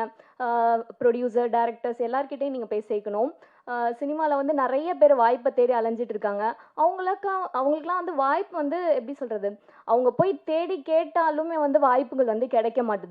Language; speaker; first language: Tamil; native; Tamil